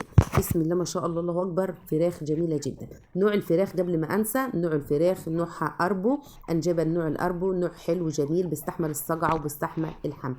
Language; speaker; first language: Arabic; native; Arabic